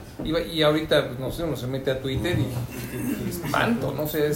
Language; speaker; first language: Spanish; native; Spanish